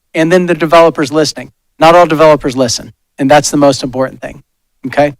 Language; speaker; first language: English; native; English